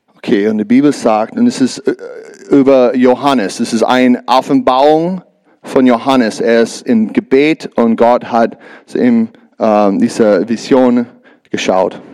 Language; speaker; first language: German; non-native, learner; English